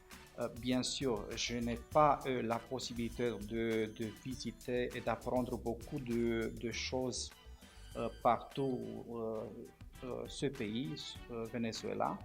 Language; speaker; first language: French; non-native, fluent; Romanian